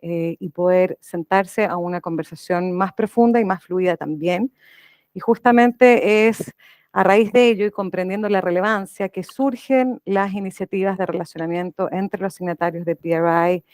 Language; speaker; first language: Spanish; native; Spanish